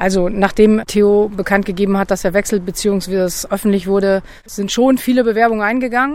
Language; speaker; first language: German; native; German